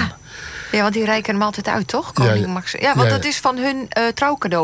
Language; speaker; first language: Dutch; native; Dutch